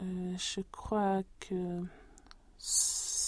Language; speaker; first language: French; non-native, learner; Swedish